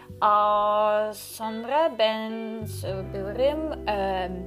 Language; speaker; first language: Turkish; non-native, learner; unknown